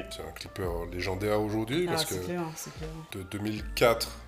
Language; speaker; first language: French; native; French